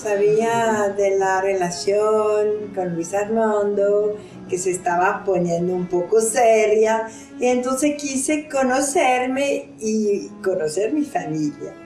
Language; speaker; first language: Spanish; non-native, fluent; French